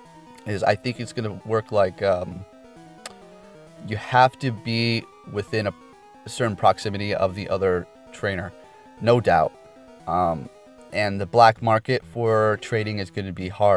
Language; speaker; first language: English; native; English